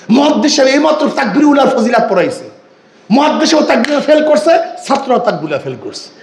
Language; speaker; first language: Bangla; native; Bangla